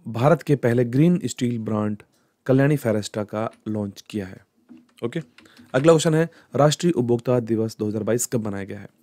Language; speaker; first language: Hindi; native; Hindi